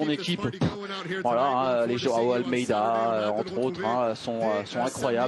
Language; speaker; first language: French; native; French